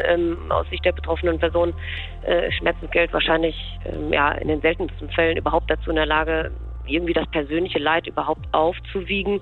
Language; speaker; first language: German; native; German